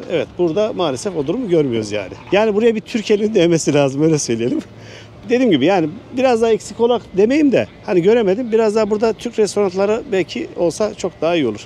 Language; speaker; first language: Turkish; native; Turkish